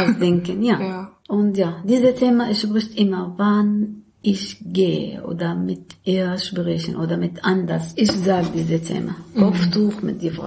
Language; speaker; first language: German; non-native, learner; Arabic